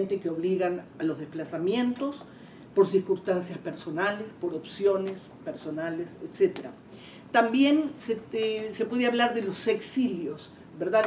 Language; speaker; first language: Spanish; native; Spanish